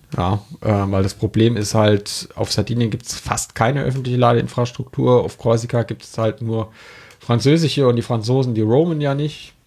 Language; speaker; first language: German; non-native, fluent; French